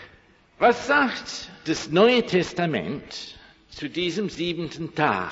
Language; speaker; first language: German; non-native, fluent; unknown